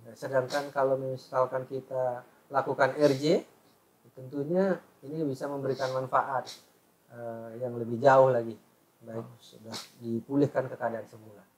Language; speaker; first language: Indonesian; native; Indonesian